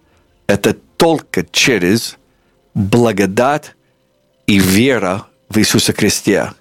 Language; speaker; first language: Russian; non-native, fluent; English